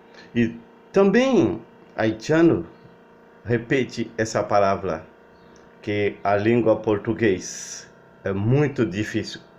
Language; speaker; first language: Portuguese; non-native, learner; Haitian Creole